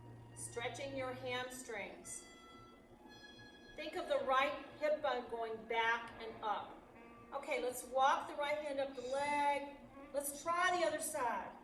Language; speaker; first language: English; native; English